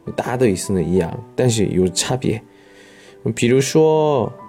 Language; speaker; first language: Chinese; non-native, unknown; Korean